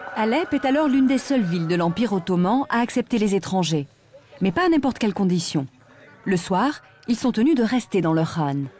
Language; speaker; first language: French; native; French